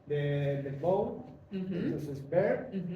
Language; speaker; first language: English; non-native, learner; Spanish